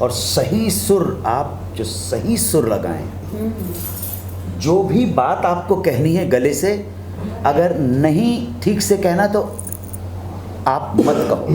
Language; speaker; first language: Hindi; native; Hindi